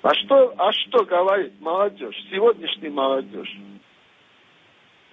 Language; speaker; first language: Russian; non-native, fluent; Armenian